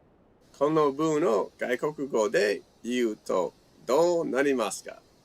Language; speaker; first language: Japanese; non-native, fluent; English